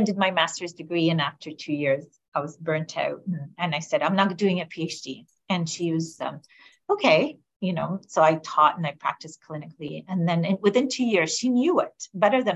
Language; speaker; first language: English; non-native, fluent; Arabic